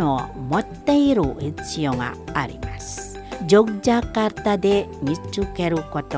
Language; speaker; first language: Japanese; non-native, fluent; Indonesian